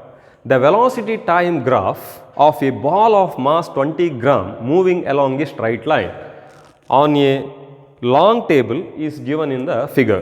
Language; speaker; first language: English; non-native, local second language; Kannada